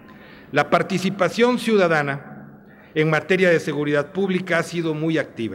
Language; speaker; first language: Spanish; native; Spanish